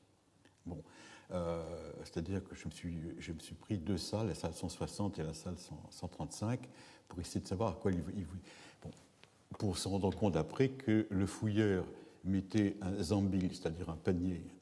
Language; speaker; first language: French; native; French